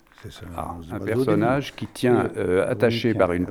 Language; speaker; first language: French; native; French